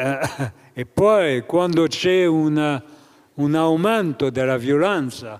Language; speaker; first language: Italian; non-native, fluent; French